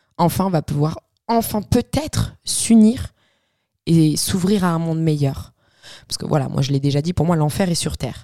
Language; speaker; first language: French; early bilingual, other home language; Arabic